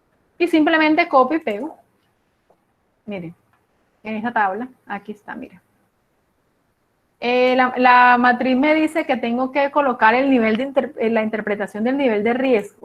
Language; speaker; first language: Spanish; native; Spanish